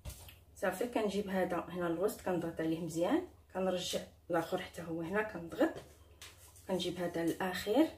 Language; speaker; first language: Arabic; native; Arabic